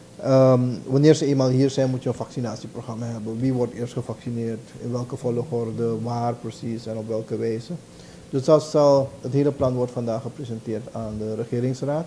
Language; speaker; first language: Dutch; native; Dutch